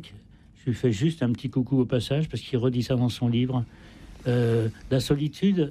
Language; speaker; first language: French; native; French